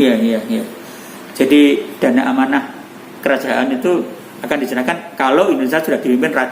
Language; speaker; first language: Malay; non-native, local second language; Javanese